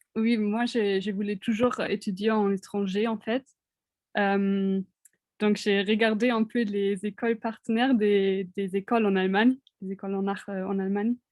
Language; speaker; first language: French; non-native, fluent; German